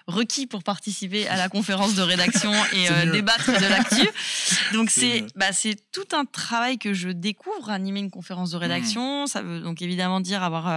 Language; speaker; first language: French; native; French